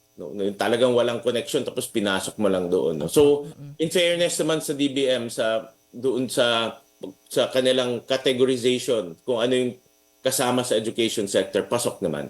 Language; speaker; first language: Filipino; native; Filipino